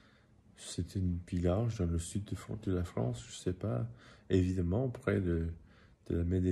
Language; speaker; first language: French; non-native, learner; English